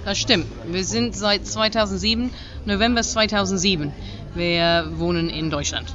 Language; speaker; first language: German; non-native, fluent; English